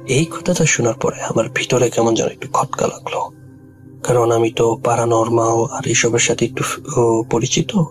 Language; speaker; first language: Bangla; early bilingual, heritage; Bangla